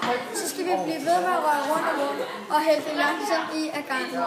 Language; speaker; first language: Danish; native; Danish